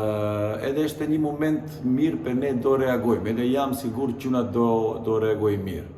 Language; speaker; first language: Albanian; non-native, learner; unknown